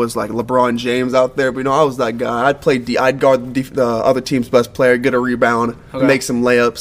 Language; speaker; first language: English; native; English